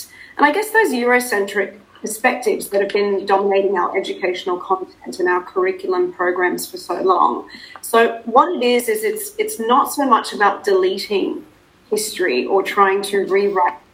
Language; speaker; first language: English; native; English